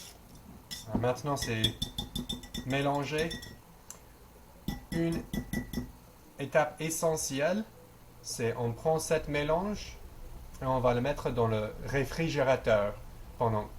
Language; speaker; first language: French; non-native, learner; English